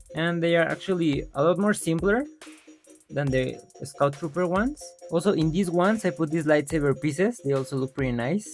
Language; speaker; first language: English; non-native, local second language; Spanish